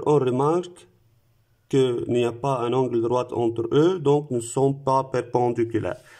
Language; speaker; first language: French; non-native, local second language; Arabic